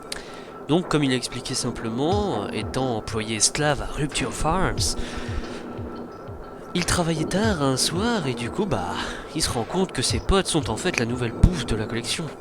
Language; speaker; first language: French; native; French